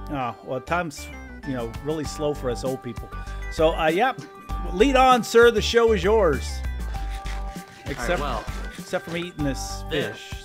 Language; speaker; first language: English; native; English